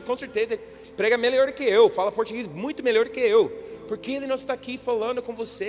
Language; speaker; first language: Portuguese; non-native, learner; English